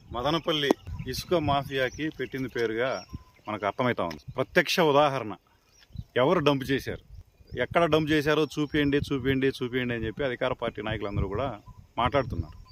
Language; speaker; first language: Telugu; native; Telugu